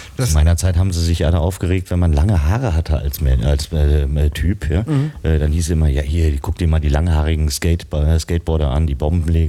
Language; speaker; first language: German; native; German